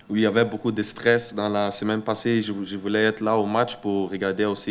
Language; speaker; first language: French; early bilingual, heritage; French